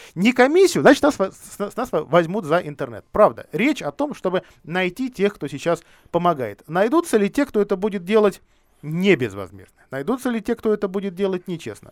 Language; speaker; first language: Russian; native; Russian